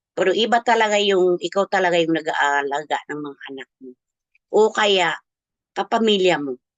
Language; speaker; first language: Filipino; non-native, local second language; Cebuano